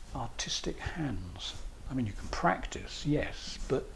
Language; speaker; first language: English; native; English